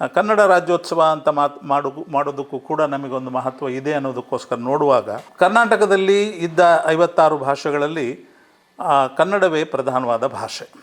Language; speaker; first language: Kannada; non-native, local second language; Urdu